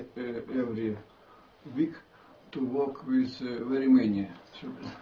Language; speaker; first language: English; non-native, learner; Russian